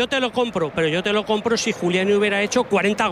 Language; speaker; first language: Spanish; native; Spanish